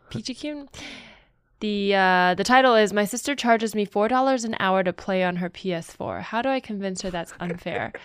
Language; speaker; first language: English; native; English